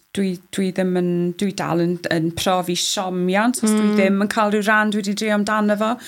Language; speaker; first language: Welsh; native; Welsh